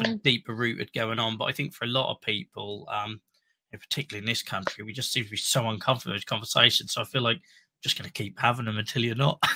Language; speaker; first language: English; native; English